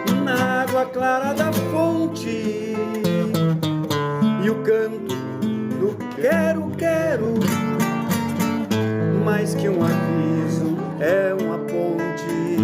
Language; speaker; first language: Portuguese; native; Portuguese